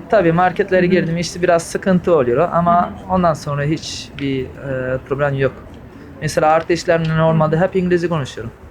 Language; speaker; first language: Turkish; early bilingual, heritage; Turkish